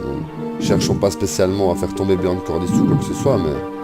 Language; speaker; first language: French; native; French